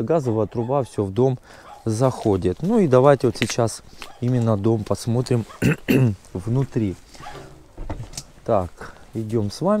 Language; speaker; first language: Russian; native; Russian